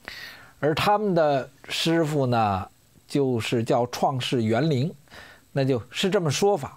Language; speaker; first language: Chinese; native; Chinese